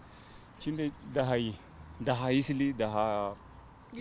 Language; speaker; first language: Turkish; non-native, learner; Spanish